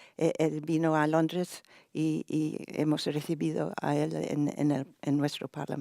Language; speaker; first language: Spanish; non-native, fluent; English